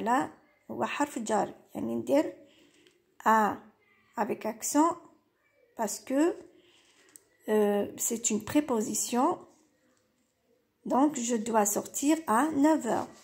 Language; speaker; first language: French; non-native, local second language; Arabic